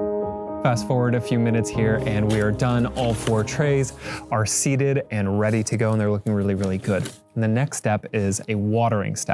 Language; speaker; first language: English; native; English